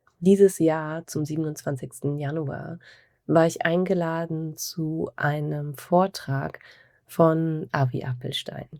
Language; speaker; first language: German; native; German